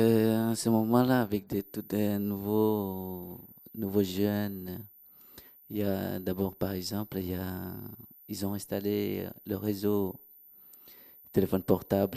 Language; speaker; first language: French; non-native, local second language; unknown